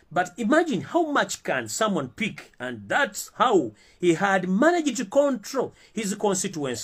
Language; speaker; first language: English; non-native, local second language; Ganda